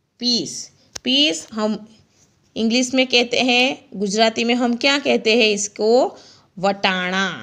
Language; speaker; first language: Hindi; non-native, local second language; Gujarati